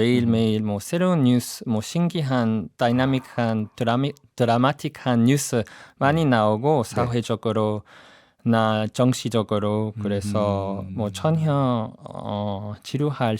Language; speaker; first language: Korean; non-native, fluent; English